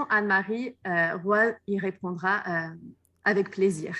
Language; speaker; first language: French; native; French